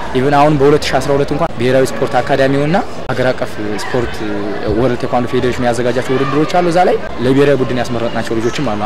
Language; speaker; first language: Amharic; native; Amharic